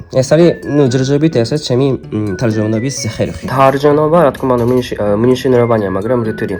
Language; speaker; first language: Georgian; non-native, fluent; Japanese